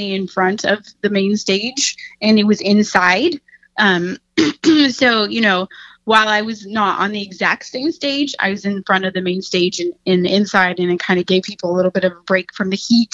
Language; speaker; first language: English; native; English